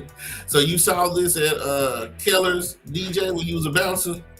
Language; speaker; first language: English; native; English